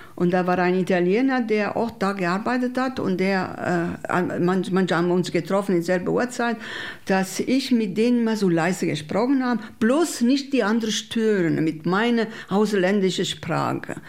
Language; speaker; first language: German; non-native, fluent; Italian